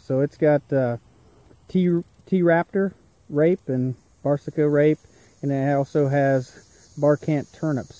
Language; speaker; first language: English; native; English